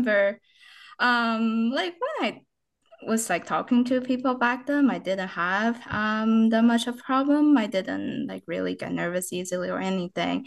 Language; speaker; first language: English; non-native, fluent; Chinese